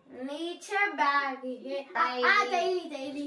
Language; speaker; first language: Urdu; non-native, local second language; Tamil